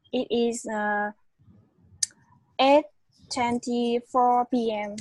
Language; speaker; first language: English; non-native, learner; Vietnamese